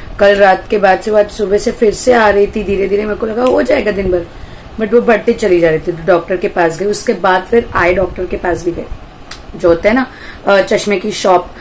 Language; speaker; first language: Hindi; native; Hindi